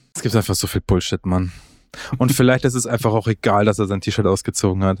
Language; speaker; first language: German; early bilingual, other home language; Croatian